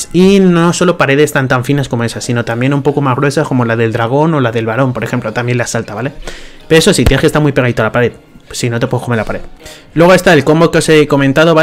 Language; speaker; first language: Spanish; native; Spanish